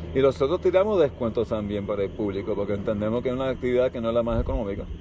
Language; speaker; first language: Spanish; early bilingual, heritage; Spanish